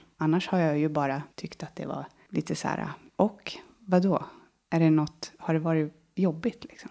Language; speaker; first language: Swedish; native; Swedish